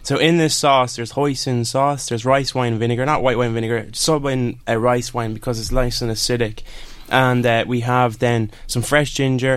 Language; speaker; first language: English; native; English